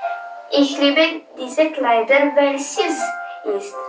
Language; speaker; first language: German; non-native, learner; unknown